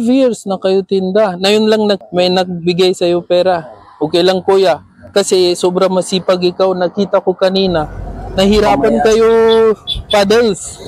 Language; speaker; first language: Filipino; non-native, learner; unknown